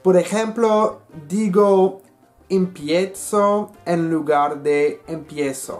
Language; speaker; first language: Spanish; non-native, learner; English